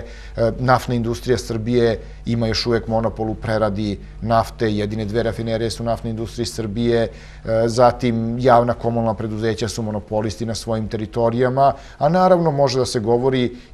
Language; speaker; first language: Serbian; native; Serbian